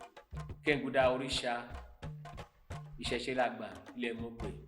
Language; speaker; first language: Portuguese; non-native, fluent; Yoruba